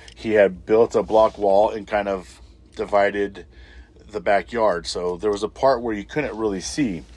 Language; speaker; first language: English; native; English